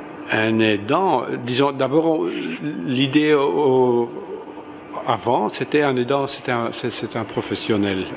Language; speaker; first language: French; non-native, local second language; Dutch